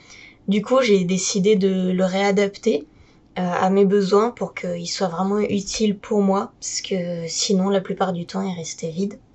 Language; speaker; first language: French; native; French